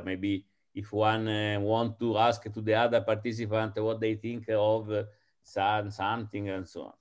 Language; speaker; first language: English; non-native, fluent; Italian